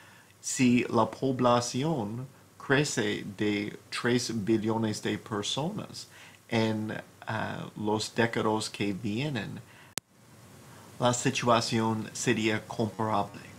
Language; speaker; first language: Spanish; non-native, fluent; English